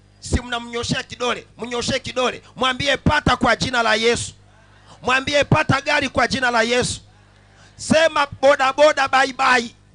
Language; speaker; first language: Swahili; non-native, local second language; Sukuma